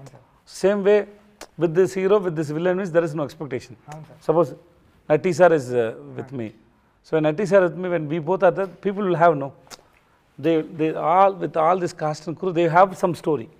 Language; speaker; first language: Telugu; non-native, learner; Tamil